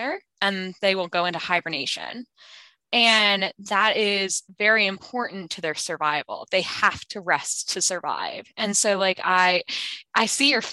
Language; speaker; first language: English; native; English